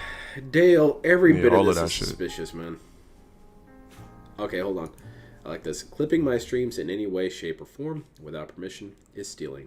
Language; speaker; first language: English; native; English